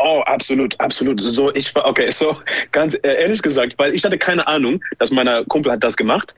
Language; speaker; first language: German; non-native, learner; English